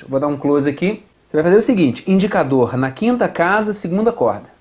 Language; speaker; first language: Portuguese; native; Portuguese